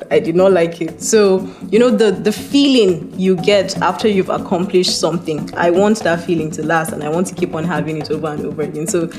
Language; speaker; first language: English; non-native, local second language; Hausa